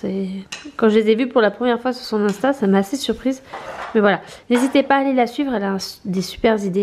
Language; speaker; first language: French; native; French